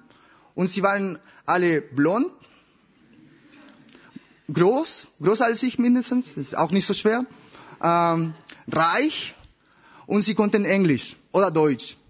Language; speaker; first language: German; non-native, learner; Spanish